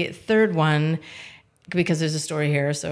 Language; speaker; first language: English; native; English